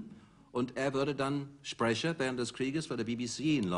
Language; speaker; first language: German; non-native, fluent; English